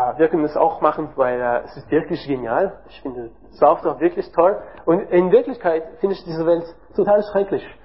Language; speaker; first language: German; non-native, learner; French